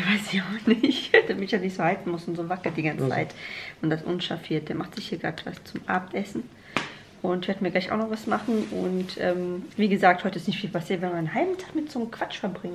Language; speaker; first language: German; native; German